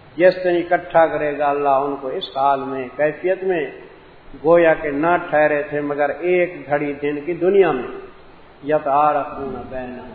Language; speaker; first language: Urdu; non-native, local second language; Punjabi